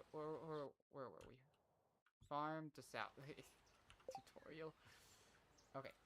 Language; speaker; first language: English; native; English